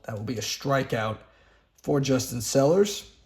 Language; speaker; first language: English; native; English